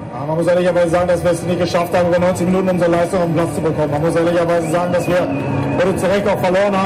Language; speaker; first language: German; native; German